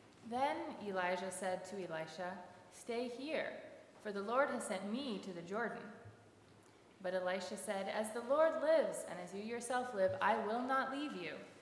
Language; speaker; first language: English; native; English